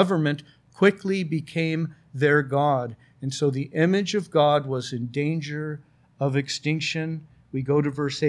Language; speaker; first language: English; native; English